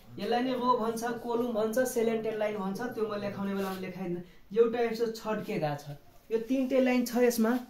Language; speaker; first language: Nepali; non-native, local second language; Maithili